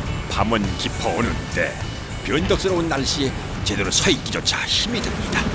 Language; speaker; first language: Korean; native; Korean